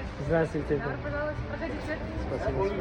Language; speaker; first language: Russian; non-native, local second language; Tajik